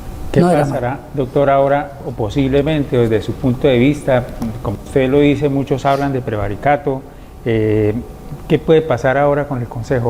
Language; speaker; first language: Spanish; native; Spanish